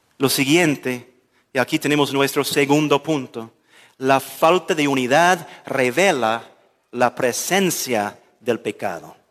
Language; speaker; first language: Spanish; non-native, fluent; English